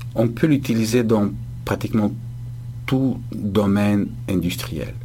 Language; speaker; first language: French; non-native, fluent; Bulgarian